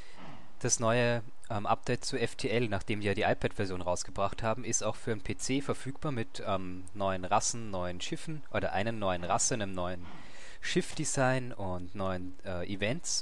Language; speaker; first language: German; native; German